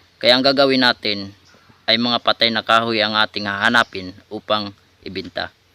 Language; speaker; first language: Filipino; non-native, local second language; Waray